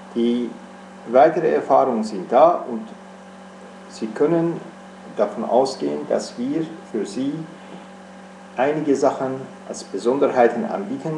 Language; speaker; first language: German; non-native, fluent; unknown